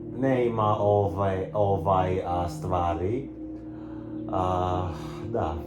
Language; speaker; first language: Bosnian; early bilingual, heritage; Bosnian